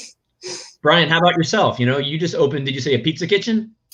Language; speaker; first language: English; native; English